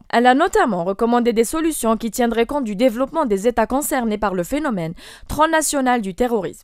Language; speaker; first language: French; non-native, local second language; Arabic